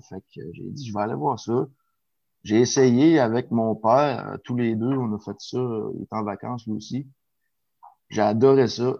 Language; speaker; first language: French; native; French